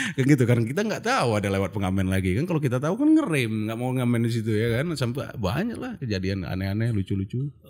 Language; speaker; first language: Indonesian; non-native, local second language; Achinese